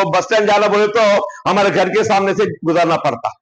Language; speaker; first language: Hindi; non-native, local second language; Telugu